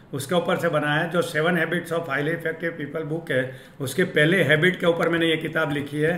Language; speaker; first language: Hindi; non-native, local second language; Gujarati